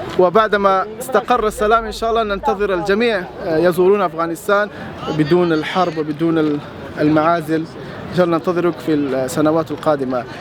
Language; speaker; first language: Arabic; non-native, fluent; Persian